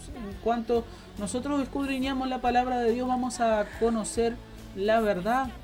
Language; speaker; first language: Spanish; native; Spanish